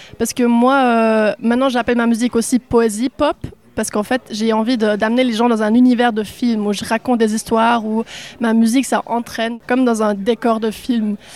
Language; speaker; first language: French; non-native, local second language; Swiss German